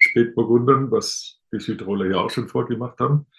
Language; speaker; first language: German; native; German